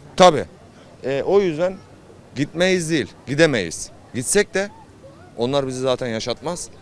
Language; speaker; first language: Turkish; native; Turkish